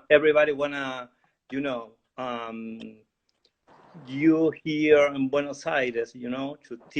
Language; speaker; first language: English; non-native, learner; Spanish